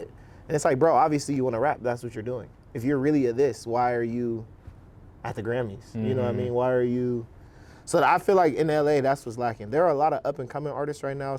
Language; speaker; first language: English; native; English